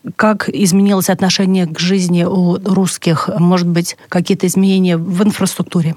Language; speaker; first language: Russian; native; Russian